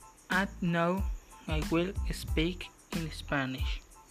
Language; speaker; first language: English; non-native, learner; Spanish